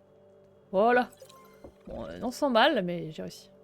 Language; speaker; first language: French; native; French